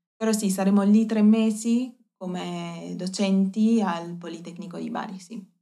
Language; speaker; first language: Italian; native; Italian